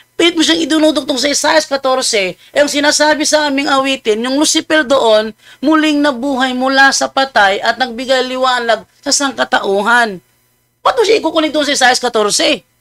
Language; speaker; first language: Filipino; non-native, local second language; Cebuano